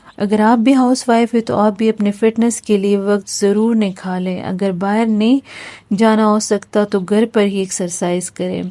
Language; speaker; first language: Urdu; non-native, local second language; Pashto